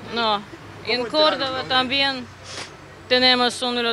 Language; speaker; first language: Spanish; non-native, learner; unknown